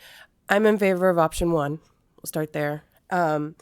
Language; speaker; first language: English; native; English